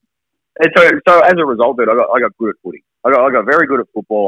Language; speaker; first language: English; native; English